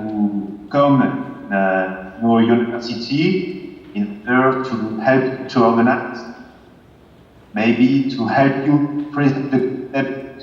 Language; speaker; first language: English; non-native, fluent; French